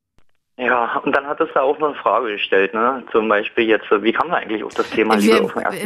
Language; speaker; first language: German; native; German